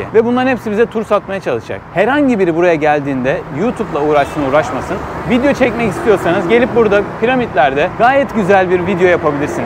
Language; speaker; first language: Turkish; native; Turkish